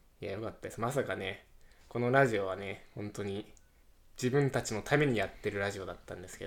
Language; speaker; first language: Japanese; native; Japanese